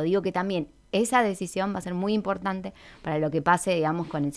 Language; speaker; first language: Spanish; native; Spanish